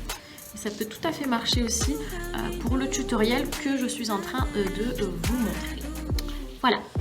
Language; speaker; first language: French; native; French